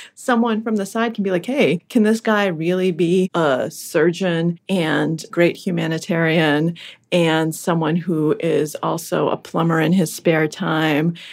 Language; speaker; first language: English; early bilingual, other home language; Russian